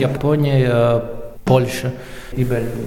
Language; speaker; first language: Russian; non-native, local second language; Latvian